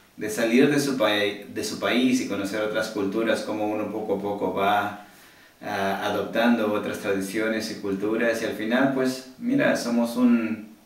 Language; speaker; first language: Spanish; early bilingual, heritage; Spanish